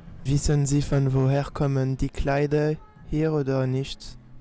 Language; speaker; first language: German; non-native, learner; French